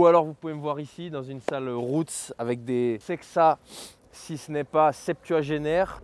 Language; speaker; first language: French; native; French